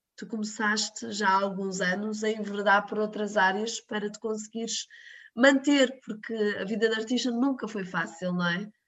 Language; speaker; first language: Portuguese; native; Portuguese